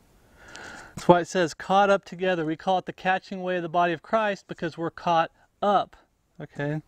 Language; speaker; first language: English; native; English